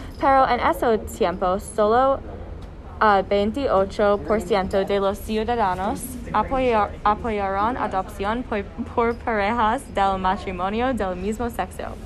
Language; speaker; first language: Spanish; non-native, learner; English